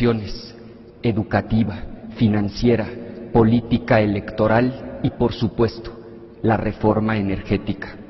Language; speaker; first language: Spanish; native; Spanish